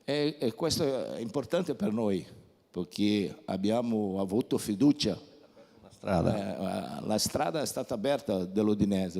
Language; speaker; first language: Italian; non-native, fluent; Portuguese